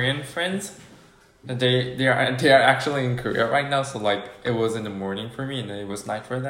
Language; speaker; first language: English; non-native, fluent; Korean